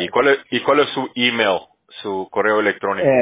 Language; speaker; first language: Spanish; native; Spanish